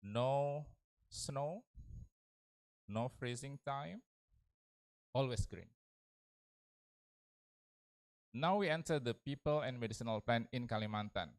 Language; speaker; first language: English; non-native, learner; Indonesian